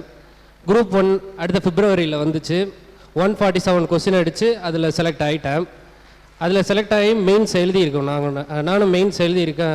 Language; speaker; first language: Tamil; native; Tamil